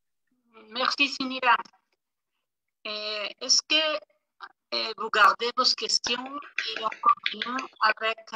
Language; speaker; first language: French; non-native, fluent; Spanish